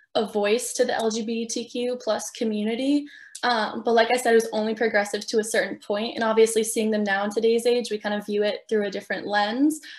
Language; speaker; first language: English; native; English